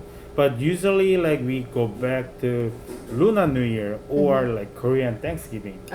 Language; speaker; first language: English; non-native, fluent; Korean